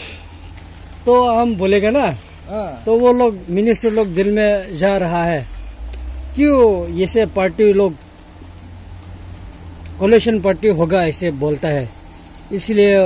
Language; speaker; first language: Hindi; non-native, local second language; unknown